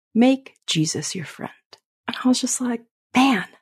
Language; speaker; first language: English; early bilingual, other home language; Spanish